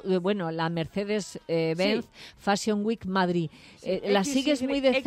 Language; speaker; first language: Spanish; native; Spanish